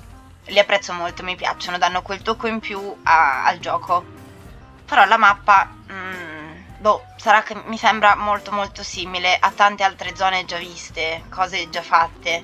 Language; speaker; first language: Italian; native; Italian